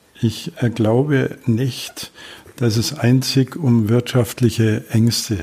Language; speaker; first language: German; native; German